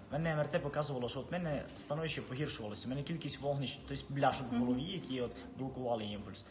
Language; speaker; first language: Ukrainian; native; Ukrainian